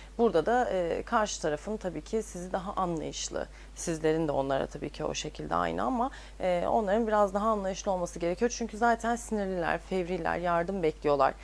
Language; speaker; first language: Turkish; native; Turkish